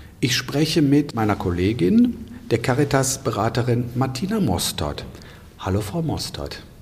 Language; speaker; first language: German; native; German